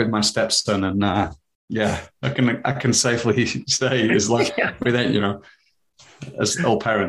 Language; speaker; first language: English; native; English